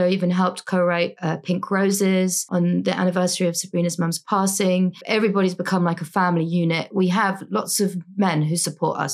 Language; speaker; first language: English; native; English